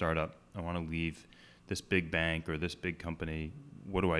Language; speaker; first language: English; native; English